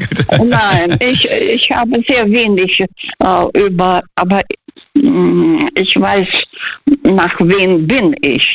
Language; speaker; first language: German; non-native, fluent; Russian